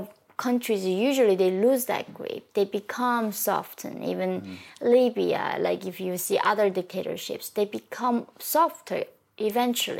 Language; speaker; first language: English; non-native, fluent; Korean